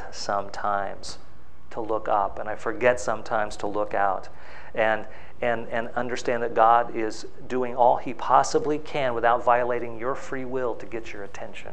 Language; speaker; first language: English; native; English